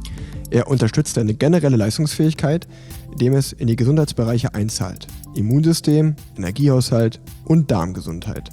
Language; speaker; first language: German; native; German